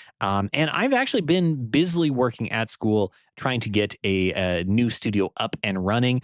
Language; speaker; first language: English; native; English